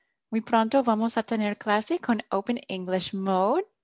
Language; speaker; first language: Spanish; non-native, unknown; English